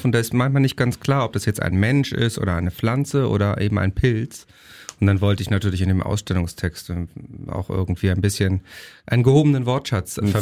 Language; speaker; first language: German; native; German